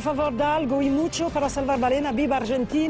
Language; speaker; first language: Spanish; non-native, learner; French